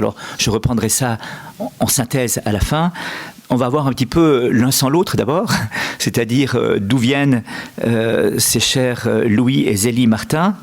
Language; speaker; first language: French; native; French